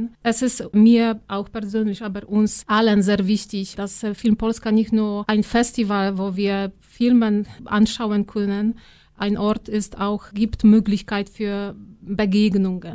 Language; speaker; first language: German; non-native, fluent; Polish